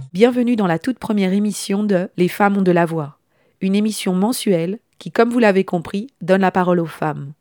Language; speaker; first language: French; native; French